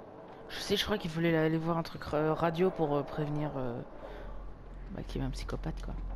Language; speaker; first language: French; native; French